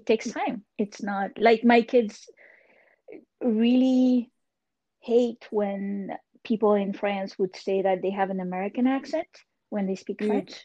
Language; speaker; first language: English; non-native, fluent; French